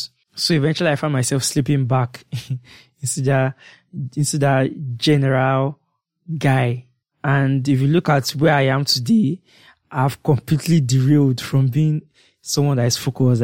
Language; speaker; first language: English; non-native, local second language; Yoruba